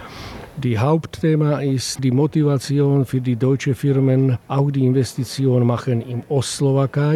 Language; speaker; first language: German; non-native, learner; Slovak